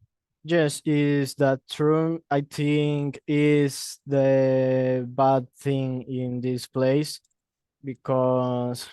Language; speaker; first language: English; non-native, learner; Spanish